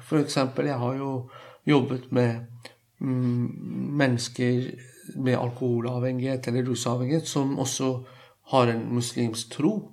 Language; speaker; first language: Norwegian; non-native, fluent; Persian